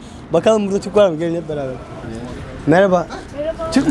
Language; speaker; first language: Turkish; native; Turkish